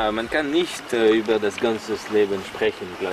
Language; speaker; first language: German; non-native, local second language; French